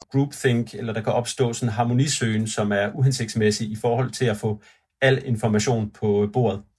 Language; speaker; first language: Danish; native; Danish